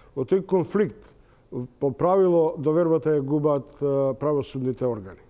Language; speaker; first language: Macedonian; native; Macedonian